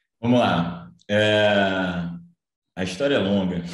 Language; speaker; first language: Portuguese; native; Portuguese